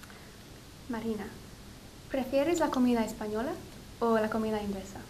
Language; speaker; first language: Spanish; non-native, fluent; English